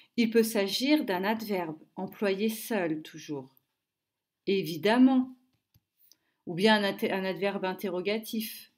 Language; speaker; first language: French; native; French